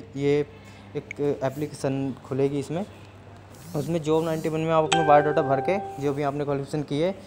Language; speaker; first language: Hindi; native; Hindi